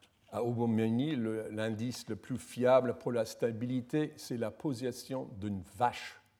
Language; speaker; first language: French; non-native, fluent; English